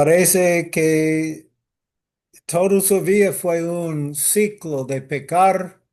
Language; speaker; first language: Spanish; non-native, fluent; English